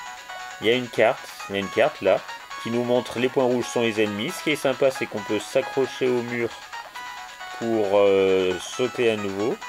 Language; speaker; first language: French; native; French